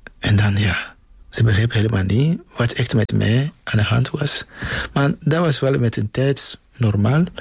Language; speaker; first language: Dutch; non-native, fluent; Ewe